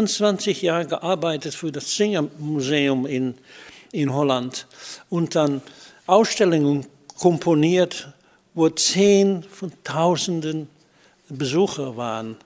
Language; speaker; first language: German; non-native, fluent; Dutch